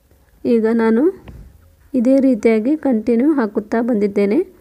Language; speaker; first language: Kannada; native; Kannada